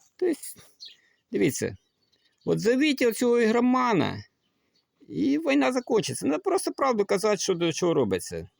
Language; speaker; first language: Ukrainian; non-native, local second language; Russian